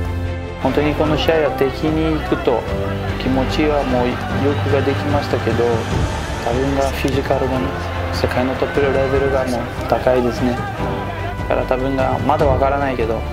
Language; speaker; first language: Japanese; non-native, fluent; Portuguese